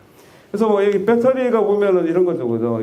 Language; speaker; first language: Korean; native; Korean